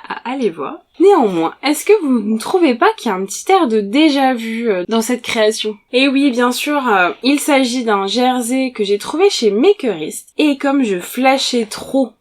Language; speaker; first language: French; native; French